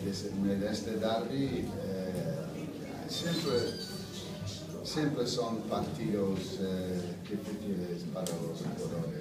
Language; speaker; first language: Spanish; non-native, fluent; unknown